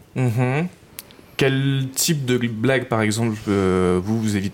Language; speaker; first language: French; native; French